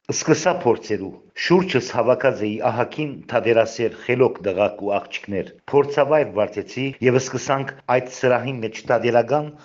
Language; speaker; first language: Armenian; early bilingual, heritage; Armenian